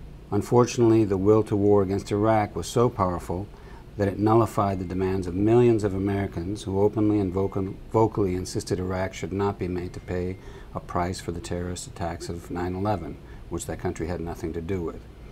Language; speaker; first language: English; early bilingual, other home language; Spanish